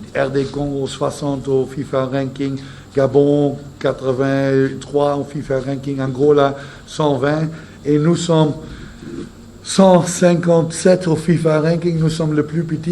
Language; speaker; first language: French; non-native, fluent; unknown